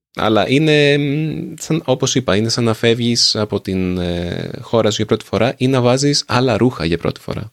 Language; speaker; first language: Greek; native; Greek